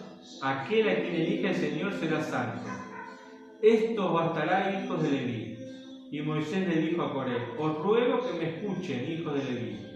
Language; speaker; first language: Spanish; native; Spanish